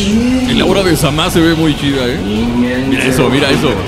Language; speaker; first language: Spanish; native; Spanish